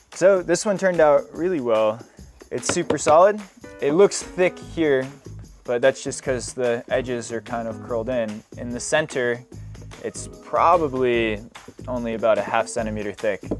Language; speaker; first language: English; native; English